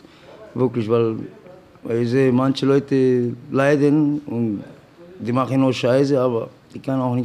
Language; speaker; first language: German; non-native, learner; Romanian